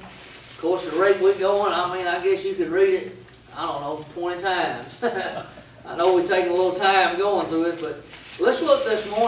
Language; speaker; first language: English; native; English